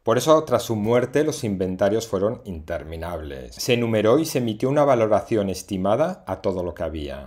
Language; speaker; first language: Spanish; native; Spanish